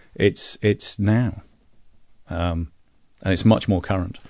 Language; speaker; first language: English; native; English